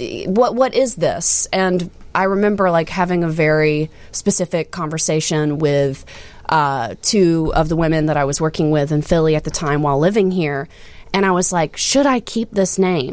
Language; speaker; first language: English; native; English